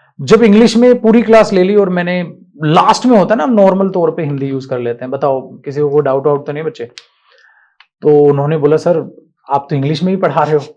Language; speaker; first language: Hindi; native; Hindi